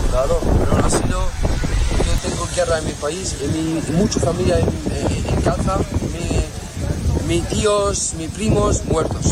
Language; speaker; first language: Spanish; non-native, learner; Arabic